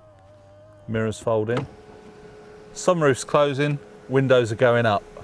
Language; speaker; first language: English; native; English